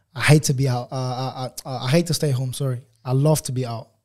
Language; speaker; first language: English; non-native, fluent; Portuguese